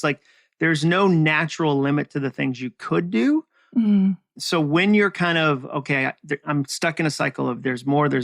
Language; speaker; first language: English; native; English